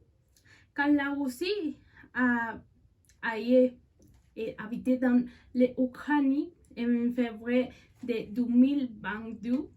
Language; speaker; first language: French; non-native, learner; Spanish